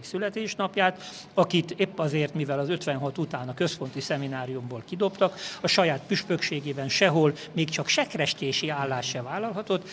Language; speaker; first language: Hungarian; native; Hungarian